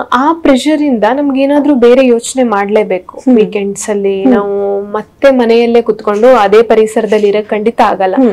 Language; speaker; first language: Kannada; native; Kannada